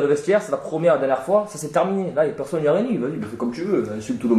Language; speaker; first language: French; native; French